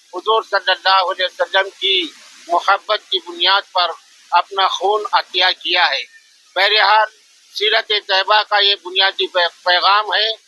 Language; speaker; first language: Urdu; native; Urdu